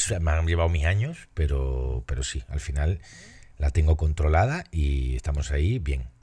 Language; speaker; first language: Spanish; native; Spanish